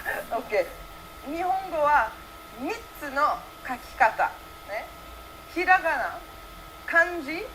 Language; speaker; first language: Japanese; early bilingual, heritage; Japanese